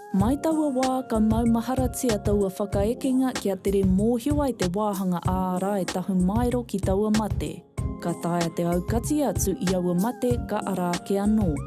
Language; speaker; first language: Māori; native; Māori